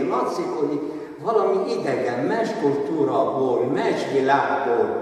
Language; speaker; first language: Hungarian; non-native, fluent; Arabic